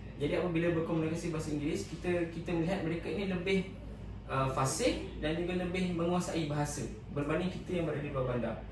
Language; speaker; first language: Malay; native; Malay